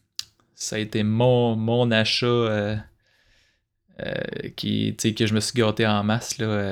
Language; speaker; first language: French; native; French